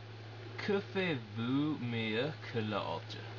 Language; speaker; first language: French; non-native, learner; English